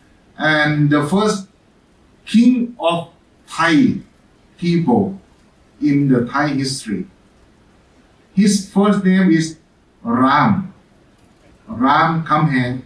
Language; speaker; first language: English; non-native, fluent; Thai